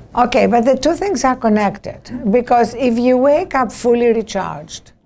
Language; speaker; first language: English; non-native, fluent; Greek